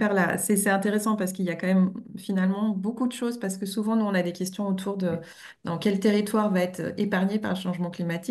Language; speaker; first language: French; native; French